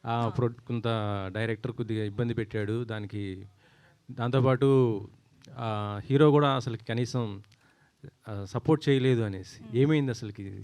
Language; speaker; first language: Telugu; native; Telugu